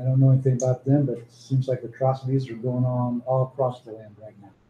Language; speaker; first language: English; native; English